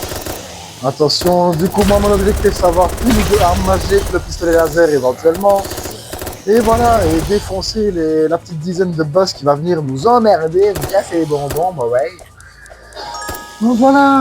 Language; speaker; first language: French; native; French